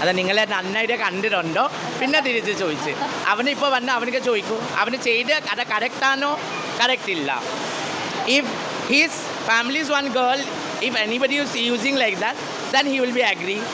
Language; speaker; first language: Malayalam; non-native, fluent; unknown